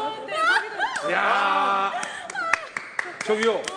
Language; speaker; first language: Korean; native; Korean